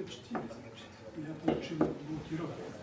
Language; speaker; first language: Russian; non-native, learner; Serbian